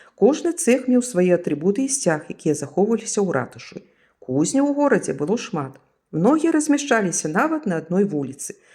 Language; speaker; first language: Belarusian; native; Belarusian